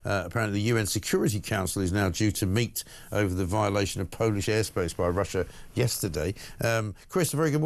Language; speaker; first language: English; native; English